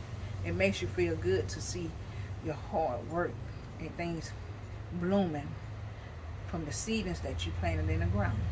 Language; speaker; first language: English; native; English